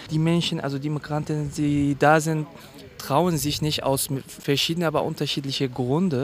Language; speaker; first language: German; non-native, fluent; Kurdish